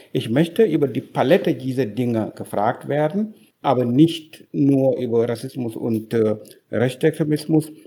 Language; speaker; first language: German; non-native, fluent; Wolof